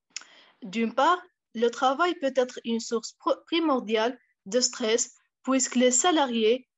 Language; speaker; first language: French; non-native, fluent; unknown